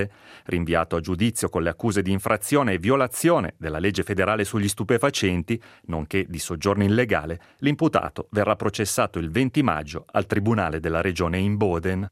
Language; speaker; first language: Italian; native; Italian